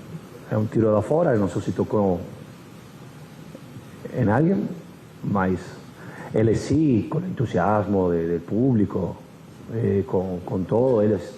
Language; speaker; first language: Portuguese; non-native, fluent; Spanish